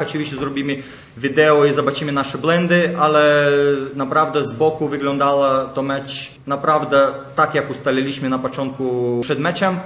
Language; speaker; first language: Polish; non-native, fluent; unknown